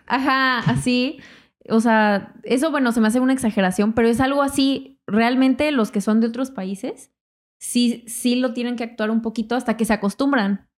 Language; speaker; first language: Spanish; native; Spanish